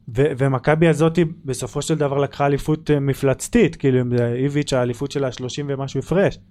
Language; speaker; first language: Hebrew; native; Hebrew